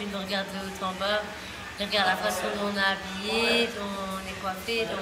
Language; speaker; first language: French; native; French